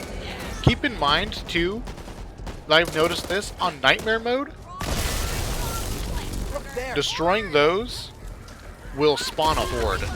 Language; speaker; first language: English; native; English